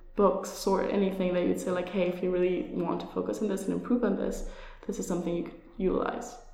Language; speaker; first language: English; non-native, fluent; Finnish